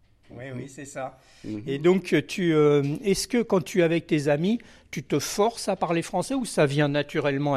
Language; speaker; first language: French; native; French